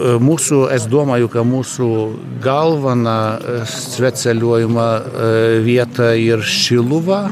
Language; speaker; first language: Latvian; non-native, learner; Lithuanian